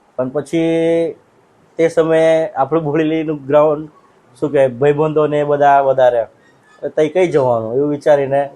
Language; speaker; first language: Gujarati; non-native, local second language; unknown